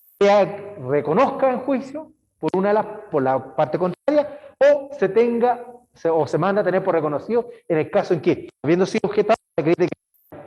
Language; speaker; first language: Spanish; native; Spanish